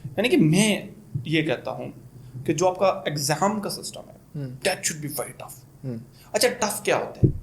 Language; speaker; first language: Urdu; non-native, local second language; Pahari-Potwari